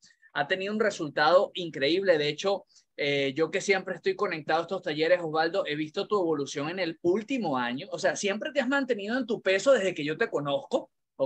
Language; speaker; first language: Spanish; native; Spanish